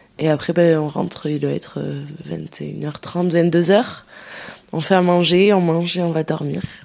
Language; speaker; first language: French; early bilingual, other home language; Dutch